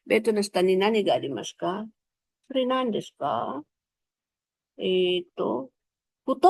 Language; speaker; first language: Japanese; non-native, fluent; Filipino